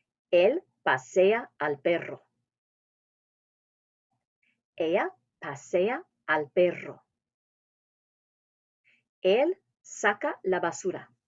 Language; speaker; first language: Spanish; non-native, fluent; English